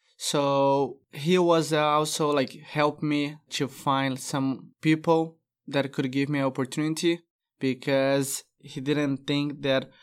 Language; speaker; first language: English; non-native, fluent; Portuguese